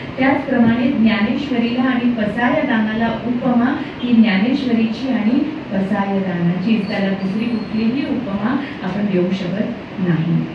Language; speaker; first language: Marathi; native; Marathi